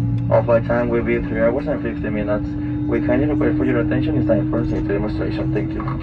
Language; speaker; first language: English; non-native, fluent; Spanish